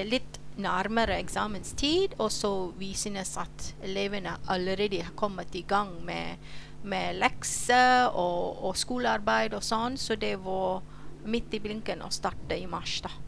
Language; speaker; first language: Norwegian; non-native, fluent; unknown